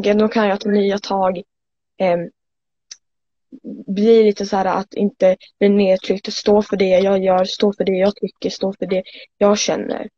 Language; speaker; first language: Swedish; native; Swedish